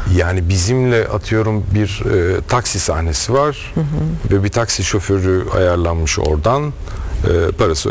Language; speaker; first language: Turkish; native; Turkish